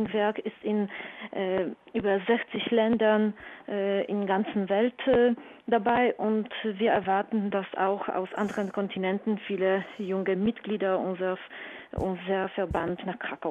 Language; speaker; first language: German; non-native, fluent; Polish